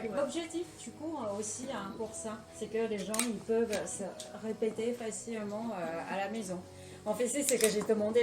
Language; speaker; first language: French; non-native, fluent; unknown